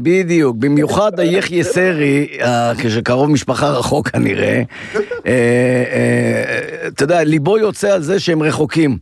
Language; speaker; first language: Hebrew; native; Hebrew